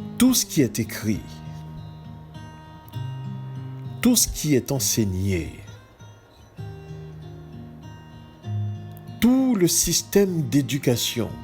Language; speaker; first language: French; native; French